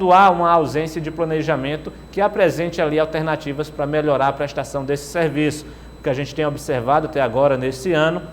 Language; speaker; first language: Portuguese; native; Portuguese